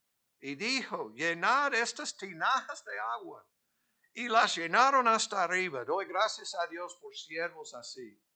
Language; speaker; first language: Spanish; non-native, fluent; English